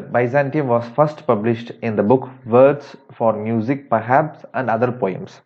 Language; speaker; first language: English; non-native, local second language; Tamil